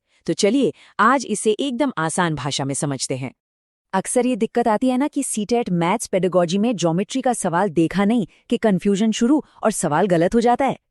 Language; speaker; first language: Hindi; native; Hindi